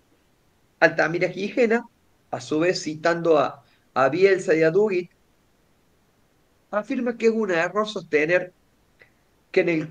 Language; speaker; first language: Spanish; native; Spanish